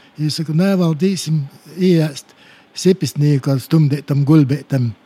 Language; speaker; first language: Latvian; native; Latvian